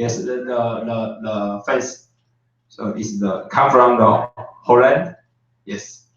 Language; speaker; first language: English; non-native, learner; Chinese